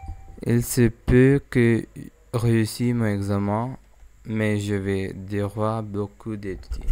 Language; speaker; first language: French; non-native, learner; English